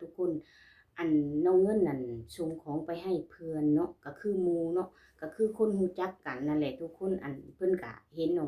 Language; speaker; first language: Thai; non-native, local second language; Lao